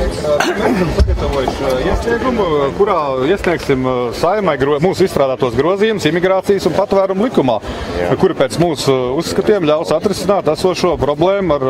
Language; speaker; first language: Latvian; native; Latvian